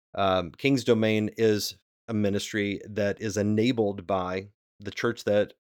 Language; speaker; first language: English; native; English